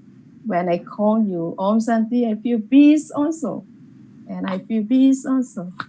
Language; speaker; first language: English; non-native, learner; Vietnamese